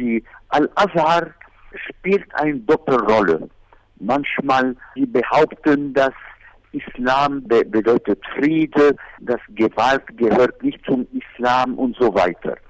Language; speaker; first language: German; non-native, fluent; Arabic